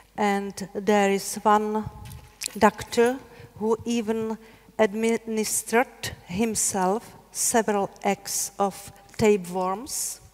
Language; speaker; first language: English; non-native, learner; Czech